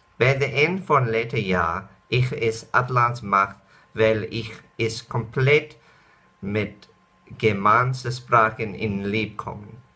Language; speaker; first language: German; non-native, learner; Dutch